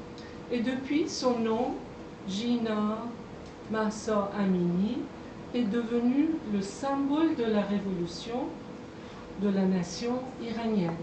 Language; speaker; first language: French; non-native, fluent; Persian